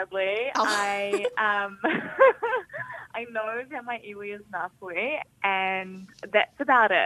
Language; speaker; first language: English; native; English